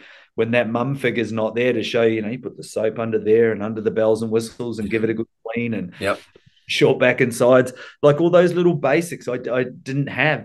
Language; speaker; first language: English; native; English